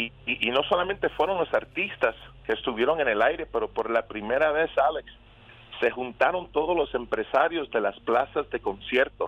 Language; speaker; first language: Spanish; early bilingual, other home language; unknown